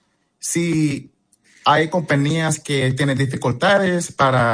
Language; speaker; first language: Spanish; early bilingual, heritage; English